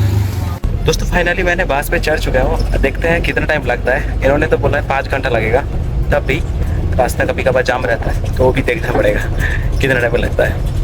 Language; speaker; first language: Hindi; non-native, local second language; Odia